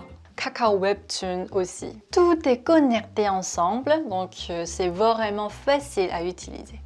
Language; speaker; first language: French; non-native, fluent; Korean